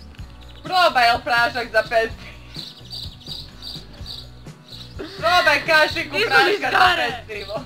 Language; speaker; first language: Croatian; native; Croatian